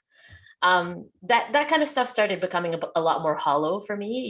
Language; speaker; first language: English; non-native, local second language; Malay